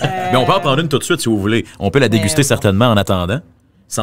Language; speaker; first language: French; native; French